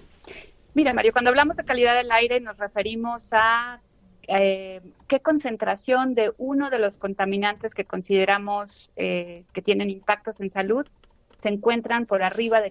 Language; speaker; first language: Spanish; native; Spanish